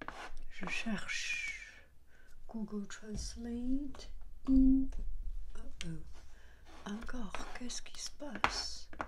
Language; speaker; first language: French; non-native, learner; Chinese